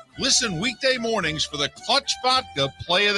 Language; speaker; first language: English; native; English